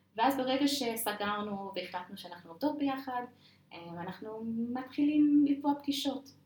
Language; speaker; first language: Hebrew; non-native, fluent; English